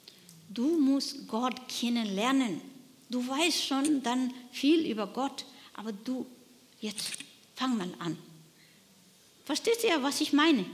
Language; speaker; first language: German; non-native, learner; Nepali